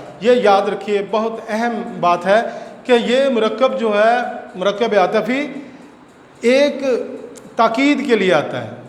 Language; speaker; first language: Urdu; non-native, local second language; Punjabi